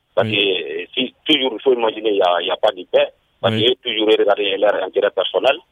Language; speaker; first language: French; non-native, local second language; Bambara